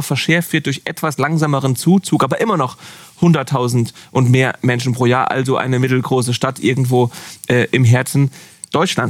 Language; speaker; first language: German; native; German